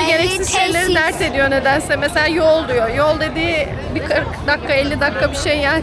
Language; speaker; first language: Turkish; native; Turkish